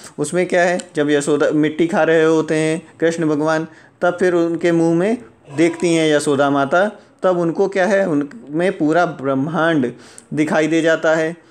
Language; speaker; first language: Hindi; native; Hindi